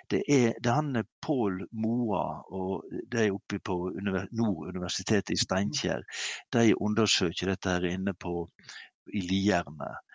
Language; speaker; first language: Norwegian; native; Norwegian